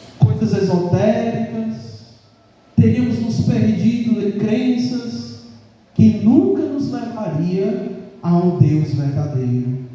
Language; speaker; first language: Portuguese; native; Portuguese